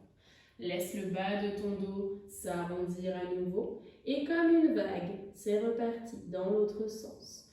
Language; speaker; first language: French; native; French